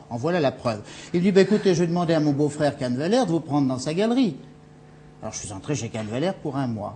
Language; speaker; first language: French; native; French